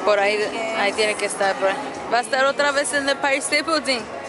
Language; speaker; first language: Spanish; early bilingual, heritage; Spanish